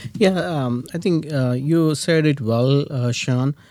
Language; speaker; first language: English; non-native, local second language; Telugu